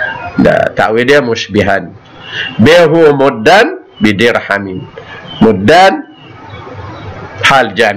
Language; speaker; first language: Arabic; non-native, fluent; Malay